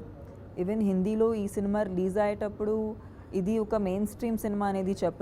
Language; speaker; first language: Telugu; non-native, fluent; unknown